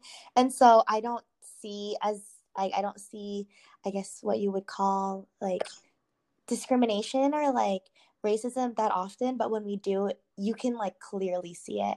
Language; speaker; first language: English; native; English